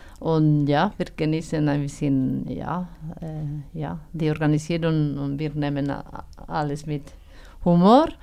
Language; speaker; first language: German; non-native, fluent; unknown